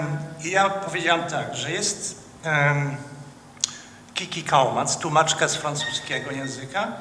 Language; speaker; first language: Polish; non-native, fluent; Dutch